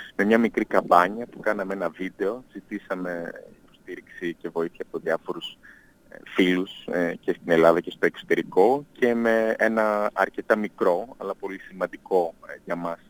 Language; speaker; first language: Greek; non-native, fluent; English